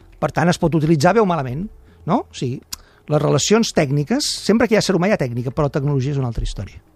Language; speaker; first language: Catalan; native; Catalan